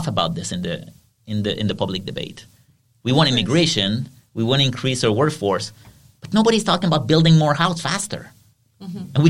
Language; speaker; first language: English; non-native, fluent; French